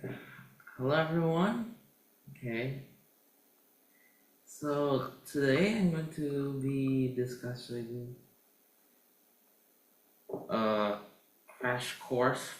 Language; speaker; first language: English; non-native, fluent; Indonesian